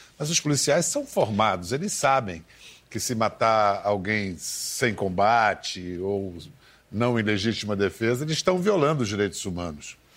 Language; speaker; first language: Portuguese; native; Portuguese